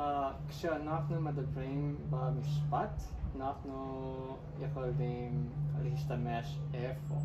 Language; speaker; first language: Hebrew; non-native, learner; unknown